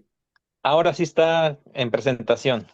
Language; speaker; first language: Spanish; native; Spanish